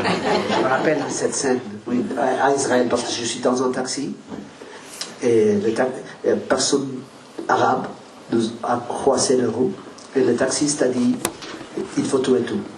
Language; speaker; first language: French; non-native, learner; Spanish